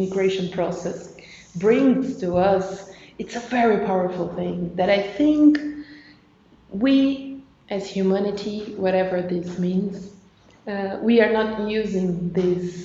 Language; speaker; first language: English; non-native, fluent; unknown